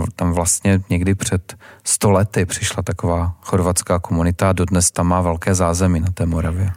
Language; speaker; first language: Czech; native; Czech